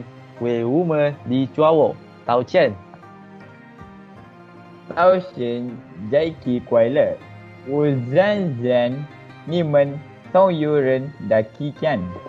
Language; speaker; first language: Chinese; non-native, learner; Malay